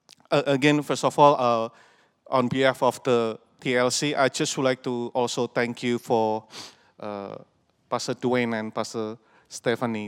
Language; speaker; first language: English; non-native, fluent; Indonesian